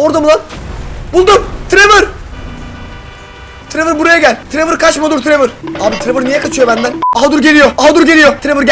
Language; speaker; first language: Turkish; native; Turkish